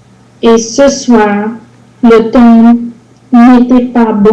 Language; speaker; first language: French; non-native, learner; English